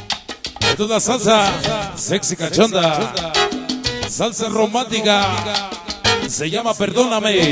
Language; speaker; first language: Spanish; native; Spanish